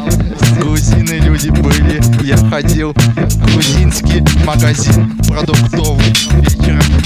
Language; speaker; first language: Russian; non-native, learner; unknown